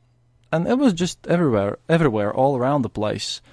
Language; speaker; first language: English; non-native, fluent; Latvian